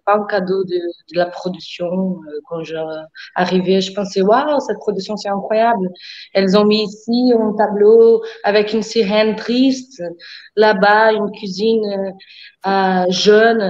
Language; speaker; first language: French; non-native, fluent; Portuguese